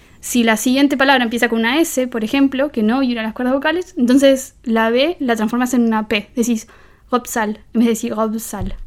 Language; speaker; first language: Spanish; native; Spanish